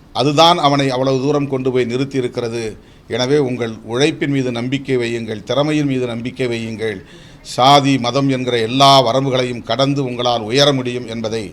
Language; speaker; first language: Tamil; native; Tamil